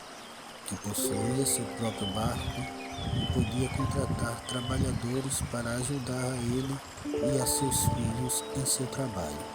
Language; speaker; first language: Portuguese; native; Portuguese